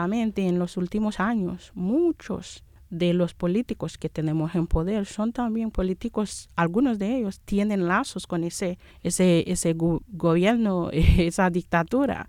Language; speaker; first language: Spanish; non-native, fluent; Haitian Creole